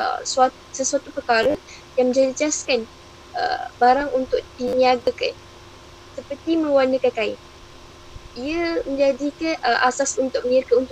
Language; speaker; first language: Malay; native; Malay